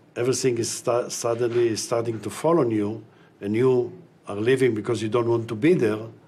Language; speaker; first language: English; non-native, fluent; Hebrew